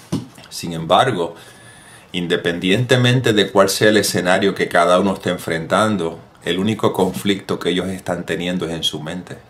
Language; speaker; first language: Spanish; native; Spanish